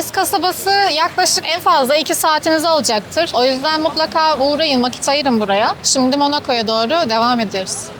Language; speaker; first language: Turkish; native; Turkish